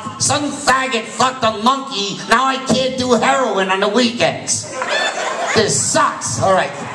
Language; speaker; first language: English; native; English